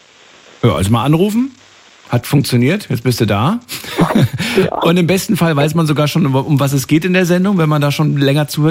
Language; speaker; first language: German; native; German